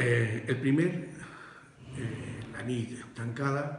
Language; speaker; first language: Catalan; non-native, local second language; Spanish